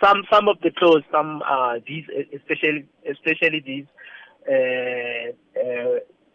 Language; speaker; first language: English; non-native, local second language; Zulu